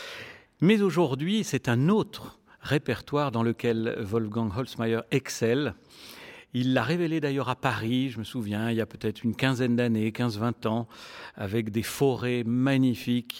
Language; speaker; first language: French; native; French